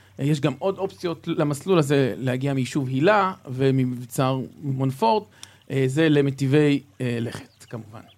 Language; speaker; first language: Hebrew; native; Hebrew